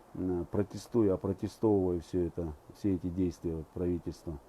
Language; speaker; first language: Russian; non-native, local second language; Kazakh